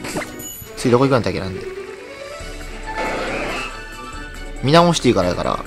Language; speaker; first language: Japanese; native; Japanese